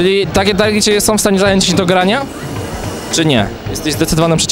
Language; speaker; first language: Polish; native; Polish